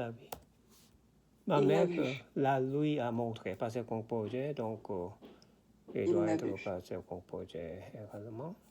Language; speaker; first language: French; non-native, learner; Korean